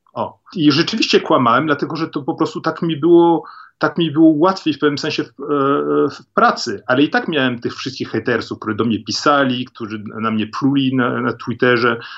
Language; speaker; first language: Polish; early bilingual, heritage; Polish